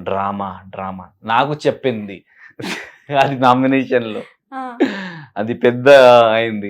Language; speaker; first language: Telugu; non-native, learner; Hindi